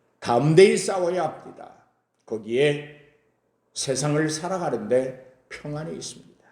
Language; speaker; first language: Korean; native; Korean